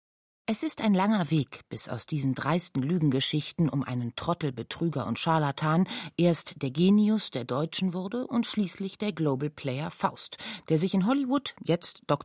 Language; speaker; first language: German; native; German